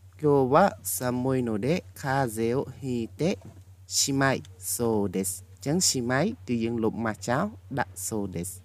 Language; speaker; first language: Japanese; non-native, fluent; Khmer